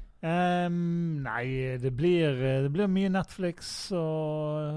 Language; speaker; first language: Norwegian; native; Norwegian